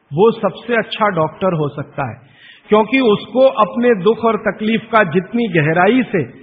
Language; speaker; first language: Hindi; native; Hindi